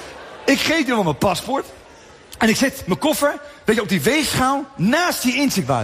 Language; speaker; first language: Dutch; native; Dutch